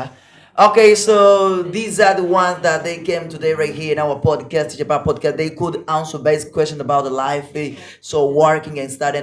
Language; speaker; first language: English; non-native, learner; Portuguese